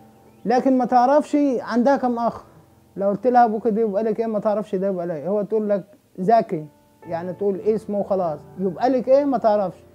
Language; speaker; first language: Arabic; native; Arabic